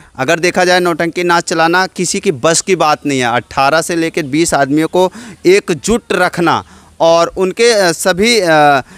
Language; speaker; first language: Hindi; native; Hindi